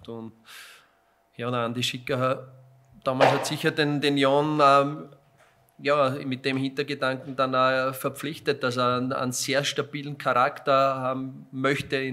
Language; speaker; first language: German; native; German